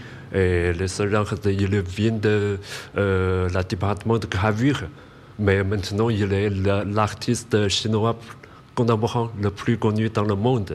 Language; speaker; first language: French; non-native, learner; Chinese